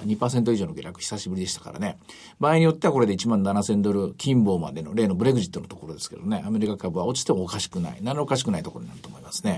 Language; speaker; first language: Japanese; native; Japanese